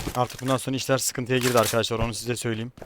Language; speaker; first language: Turkish; native; Turkish